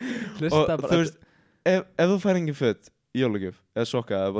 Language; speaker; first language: Icelandic; native; Icelandic